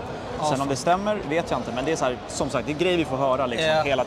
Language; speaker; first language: Swedish; native; Swedish